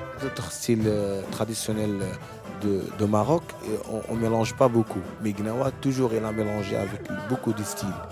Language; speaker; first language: French; non-native, learner; Arabic